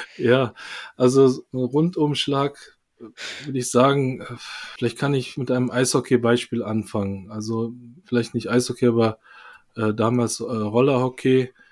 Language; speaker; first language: German; early bilingual, other home language; Korean